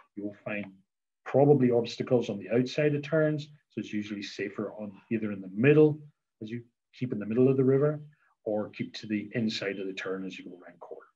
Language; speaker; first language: English; native; English